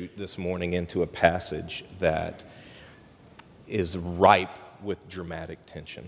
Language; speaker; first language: English; native; English